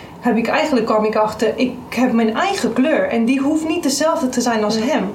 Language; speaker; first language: Dutch; non-native, fluent; Romanian